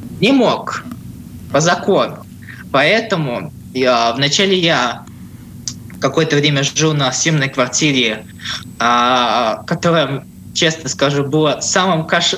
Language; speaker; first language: Russian; native; Russian